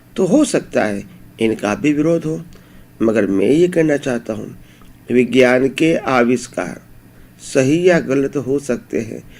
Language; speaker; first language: Hindi; native; Hindi